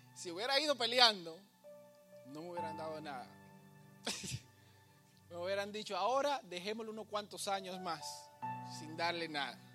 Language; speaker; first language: Spanish; native; Spanish